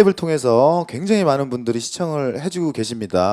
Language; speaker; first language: Korean; native; Korean